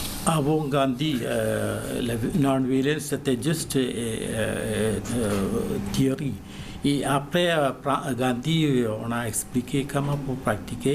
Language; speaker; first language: French; non-native, learner; Malayalam